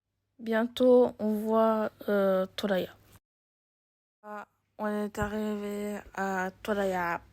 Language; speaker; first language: French; non-native, learner; Japanese